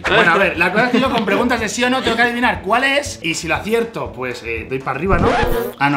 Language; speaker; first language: Spanish; native; Spanish